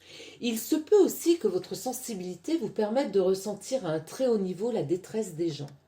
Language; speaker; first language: French; native; French